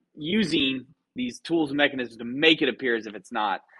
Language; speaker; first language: English; native; English